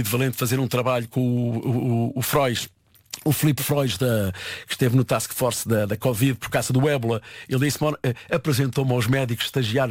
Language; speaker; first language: Portuguese; native; Portuguese